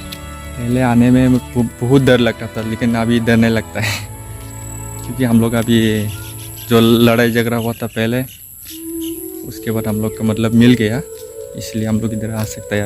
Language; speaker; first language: Hindi; non-native, local second language; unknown